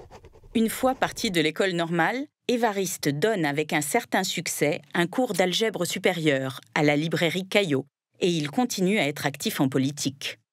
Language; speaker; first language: French; native; French